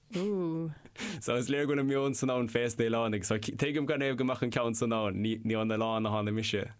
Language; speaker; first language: Irish; non-native, local second language; English